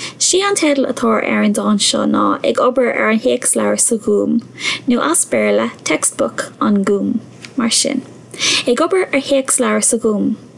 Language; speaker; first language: Irish; non-native, local second language; English